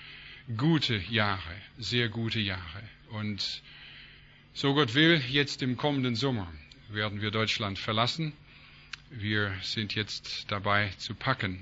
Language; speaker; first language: German; non-native, fluent; English